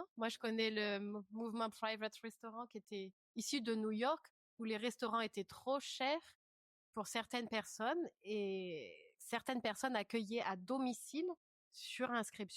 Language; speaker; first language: French; native; French